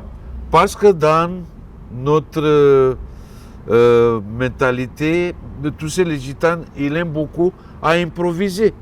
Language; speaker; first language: French; non-native, fluent; Romanian